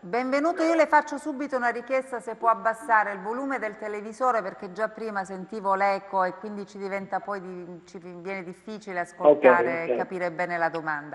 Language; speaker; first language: Italian; native; Italian